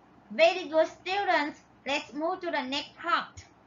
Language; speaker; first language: English; non-native, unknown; Vietnamese